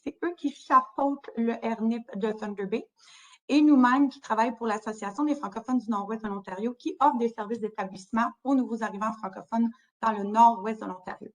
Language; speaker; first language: French; native; French